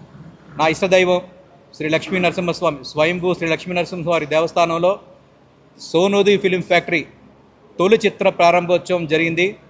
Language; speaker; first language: Telugu; native; Telugu